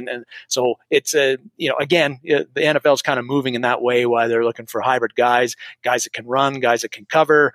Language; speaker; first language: English; native; English